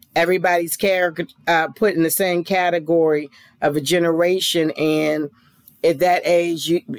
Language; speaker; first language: English; native; English